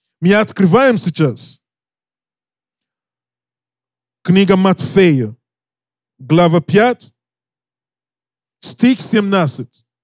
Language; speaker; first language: Russian; non-native, learner; English